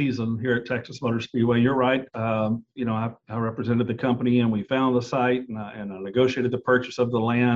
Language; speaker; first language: English; native; English